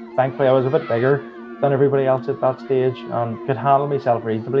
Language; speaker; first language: English; native; English